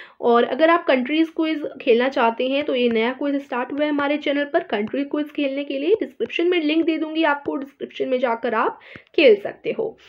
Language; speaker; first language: Hindi; native; Hindi